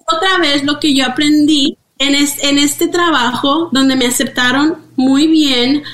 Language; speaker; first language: Spanish; early bilingual, heritage; Spanish